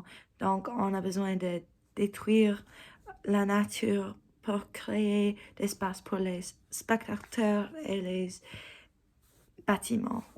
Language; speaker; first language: French; non-native, learner; English